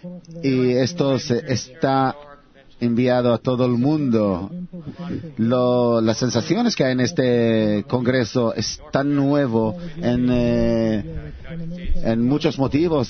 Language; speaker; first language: Spanish; non-native, learner; Hebrew